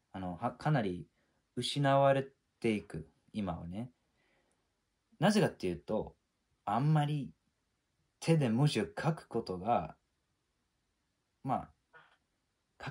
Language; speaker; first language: Japanese; non-native, fluent; English